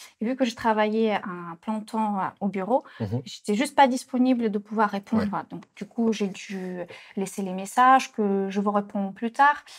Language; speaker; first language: French; non-native, fluent; Russian